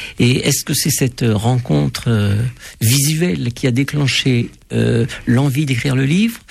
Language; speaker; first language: French; native; French